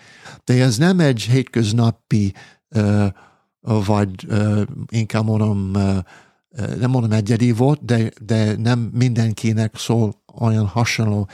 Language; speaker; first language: Hungarian; non-native, fluent; English